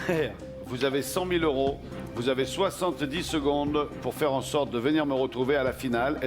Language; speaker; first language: French; native; French